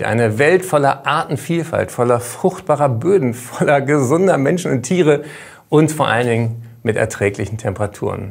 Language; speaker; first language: German; native; German